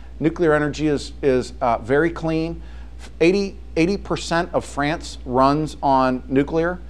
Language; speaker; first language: English; native; English